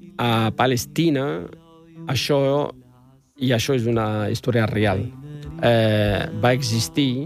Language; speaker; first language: Catalan; non-native, fluent; Riffian